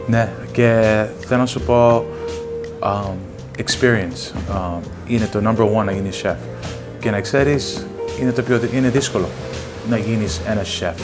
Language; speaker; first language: Greek; early bilingual, heritage; Greek